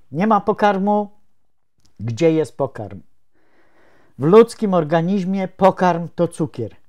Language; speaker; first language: Polish; native; Polish